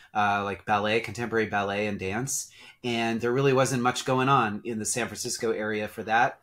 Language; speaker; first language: English; native; English